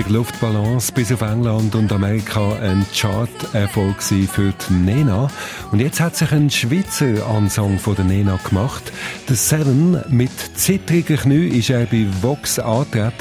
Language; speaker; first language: German; native; German